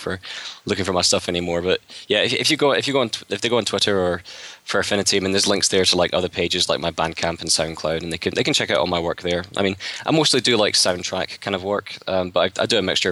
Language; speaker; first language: English; native; English